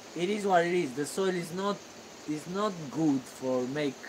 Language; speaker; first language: English; non-native, learner; Romanian